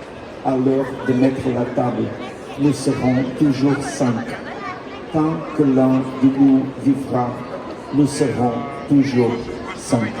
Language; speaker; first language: French; non-native, fluent; Portuguese